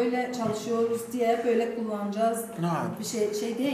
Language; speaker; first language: Turkish; non-native, fluent; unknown